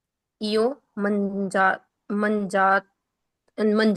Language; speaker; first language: Italian; non-native, learner; Punjabi